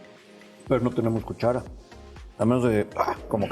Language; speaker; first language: Spanish; native; Spanish